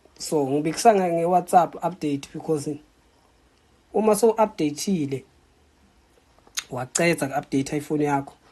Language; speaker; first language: Zulu; non-native, local second language; Swati